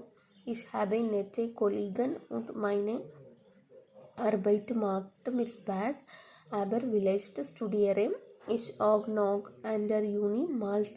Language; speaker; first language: German; non-native, learner; Malayalam